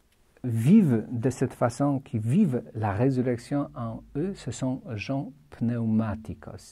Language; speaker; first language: French; non-native, fluent; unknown